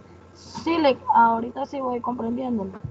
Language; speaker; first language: Spanish; native; Spanish